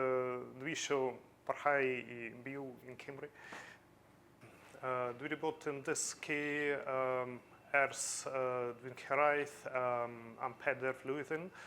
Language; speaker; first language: Welsh; non-native, learner; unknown